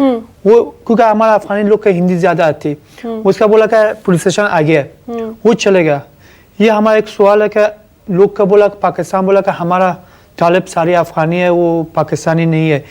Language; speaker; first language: Hindi; non-native, learner; Persian